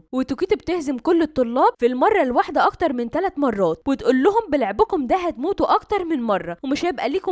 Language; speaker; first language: Arabic; native; Arabic